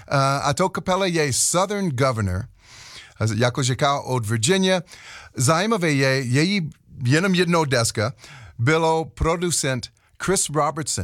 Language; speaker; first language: Czech; non-native, learner; English